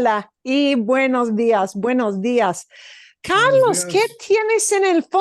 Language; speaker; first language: Spanish; non-native, fluent; English